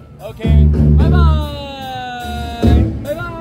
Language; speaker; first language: English; non-native, learner; Korean